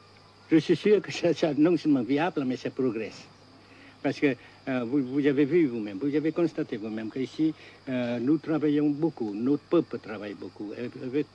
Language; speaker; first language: French; non-native, fluent; Vietnamese